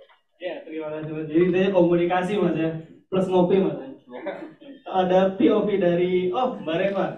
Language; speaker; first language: Indonesian; native; Indonesian